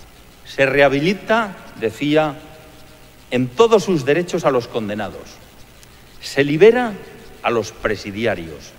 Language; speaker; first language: Spanish; native; Spanish